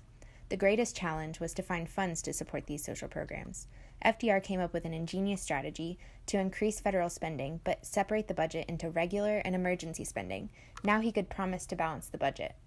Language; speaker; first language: English; native; English